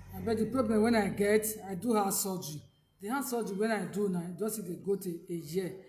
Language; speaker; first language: Nigerian Pidgin; non-native, local second language; Bini